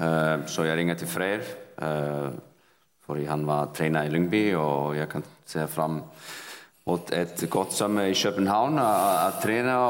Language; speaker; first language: Danish; non-native, fluent; Icelandic